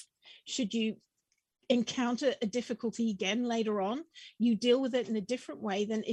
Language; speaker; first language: English; native; English